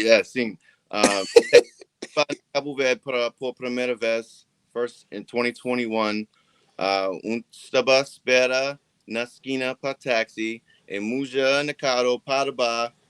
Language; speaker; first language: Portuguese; non-native, learner; English